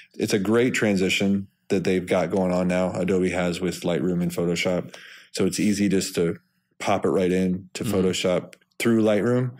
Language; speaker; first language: English; native; English